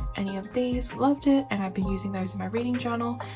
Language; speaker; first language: English; native; English